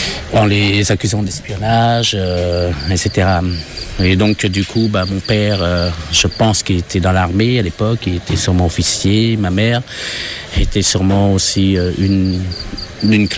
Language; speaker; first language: French; non-native, fluent; Khmer